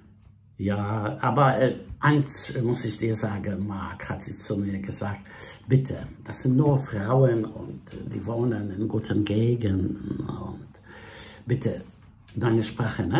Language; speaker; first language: German; non-native, fluent; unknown